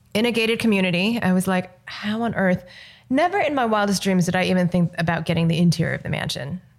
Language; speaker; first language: English; early bilingual, other home language; Chinese